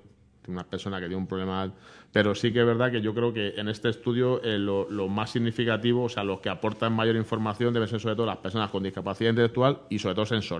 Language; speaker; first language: Spanish; native; Spanish